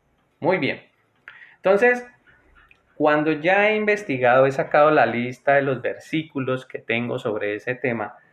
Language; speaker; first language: Spanish; native; Spanish